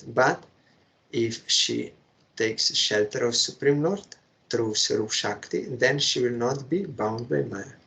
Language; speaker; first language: English; non-native, fluent; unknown